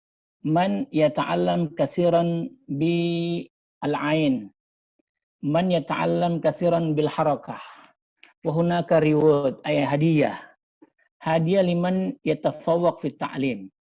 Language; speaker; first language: Arabic; non-native, fluent; Indonesian